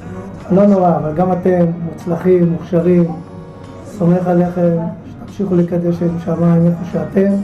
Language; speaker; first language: Hebrew; native; Hebrew